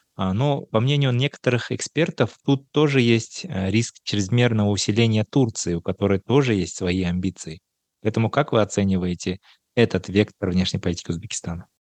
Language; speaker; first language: Russian; non-native, local second language; Kazakh